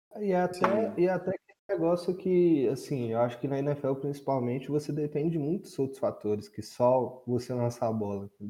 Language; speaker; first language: Portuguese; native; Portuguese